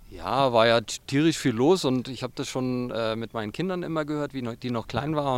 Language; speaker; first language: German; native; German